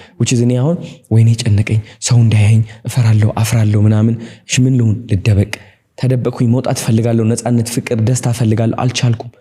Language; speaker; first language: Amharic; non-native, local second language; Tigrinya